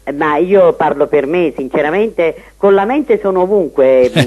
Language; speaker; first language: Italian; native; Italian